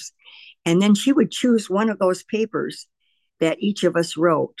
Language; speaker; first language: English; native; English